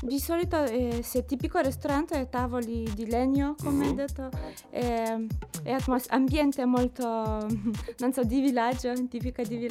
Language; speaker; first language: Italian; non-native, learner; Lithuanian